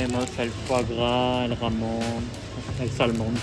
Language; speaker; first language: Spanish; non-native, learner; French